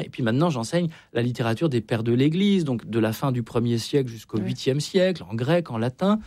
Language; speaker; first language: French; native; French